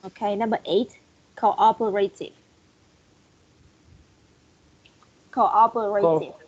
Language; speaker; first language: English; non-native, fluent; Vietnamese